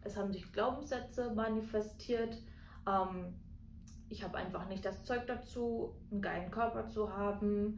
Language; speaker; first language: German; native; German